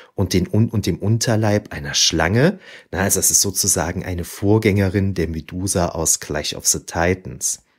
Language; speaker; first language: German; native; German